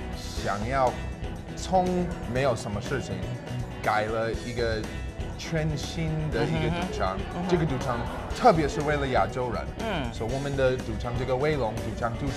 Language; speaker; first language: Chinese; non-native, fluent; English